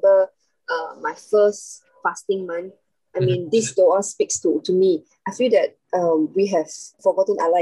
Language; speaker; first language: English; non-native, local second language; Chinese